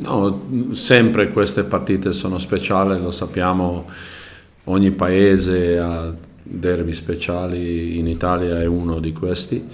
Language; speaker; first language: Italian; non-native, learner; Croatian